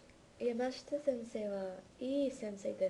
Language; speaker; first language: Japanese; non-native, learner; English